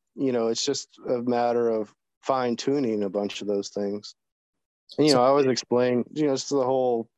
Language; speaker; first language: English; native; English